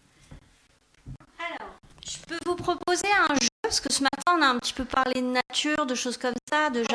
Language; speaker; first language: French; native; French